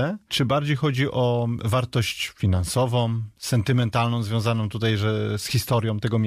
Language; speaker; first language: Polish; native; Polish